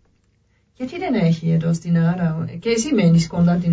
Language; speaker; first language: Greek; non-native, learner; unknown